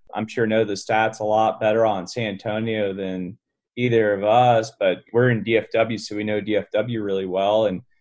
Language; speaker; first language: English; native; English